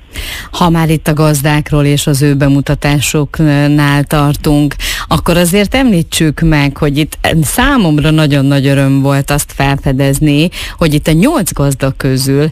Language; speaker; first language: Hungarian; native; Hungarian